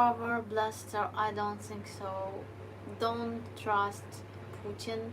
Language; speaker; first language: English; non-native, learner; Ukrainian